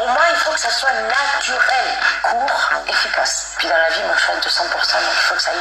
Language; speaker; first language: French; native; French